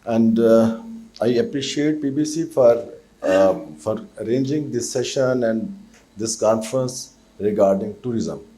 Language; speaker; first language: English; non-native, local second language; Urdu